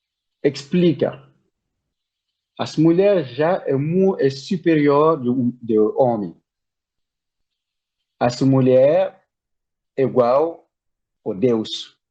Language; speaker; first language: Portuguese; non-native, learner; Bambara